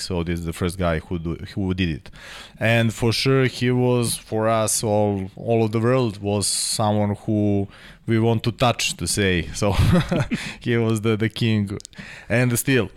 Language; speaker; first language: English; non-native, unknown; Serbian